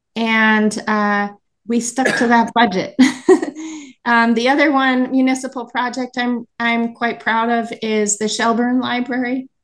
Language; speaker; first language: English; native; English